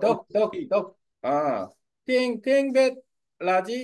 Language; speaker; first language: Vietnamese; non-native, learner; Korean